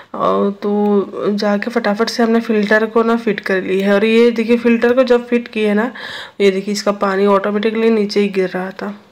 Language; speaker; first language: Hindi; non-native, local second language; Assamese